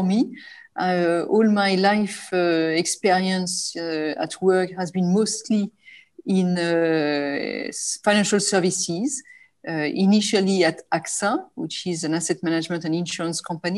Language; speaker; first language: English; non-native, fluent; French